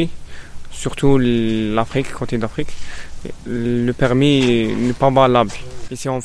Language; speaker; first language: French; non-native, learner; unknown